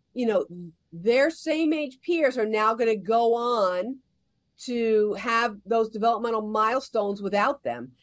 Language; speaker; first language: English; native; English